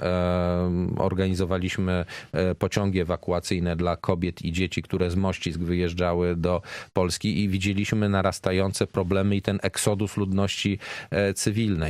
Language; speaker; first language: Polish; native; Polish